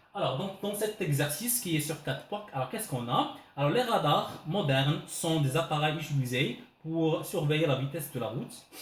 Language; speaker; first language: French; non-native, local second language; Arabic